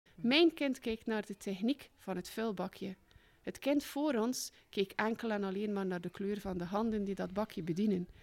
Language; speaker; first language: Dutch; native; Dutch